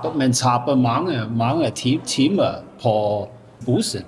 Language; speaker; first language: Danish; non-native, learner; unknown